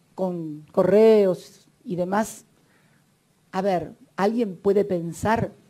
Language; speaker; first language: Spanish; native; Spanish